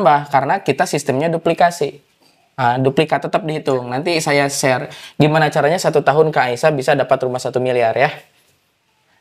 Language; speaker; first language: Indonesian; native; Indonesian